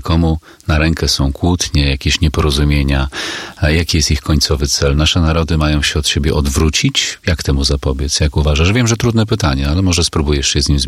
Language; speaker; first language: Polish; native; Polish